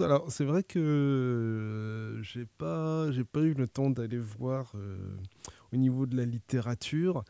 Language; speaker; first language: French; native; French